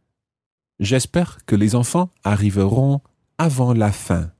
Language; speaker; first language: French; non-native, fluent; English